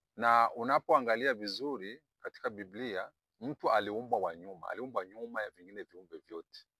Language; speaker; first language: Swahili; non-native, local second language; Kinyarwanda